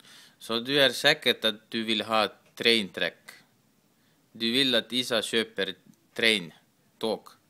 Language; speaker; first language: Swedish; non-native, learner; Estonian